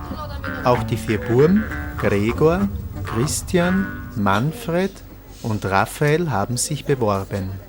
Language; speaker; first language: German; native; German